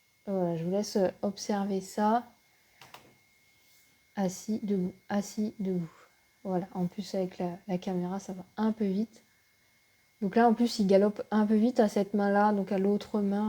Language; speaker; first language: French; native; French